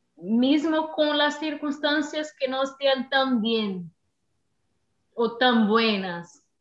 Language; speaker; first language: Spanish; non-native, learner; Portuguese